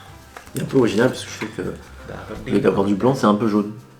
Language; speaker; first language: French; native; French